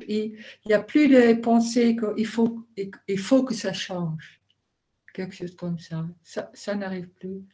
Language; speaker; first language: French; non-native, learner; Dutch